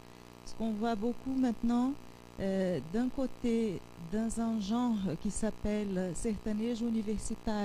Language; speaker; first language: French; non-native, fluent; Portuguese